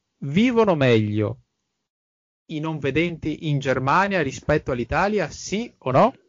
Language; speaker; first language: Italian; native; Italian